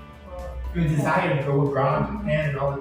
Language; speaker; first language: English; non-native, fluent; Portuguese